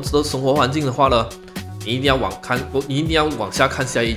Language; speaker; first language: Chinese; native; Chinese